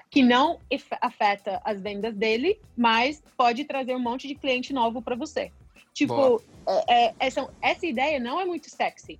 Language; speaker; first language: Portuguese; non-native, fluent; English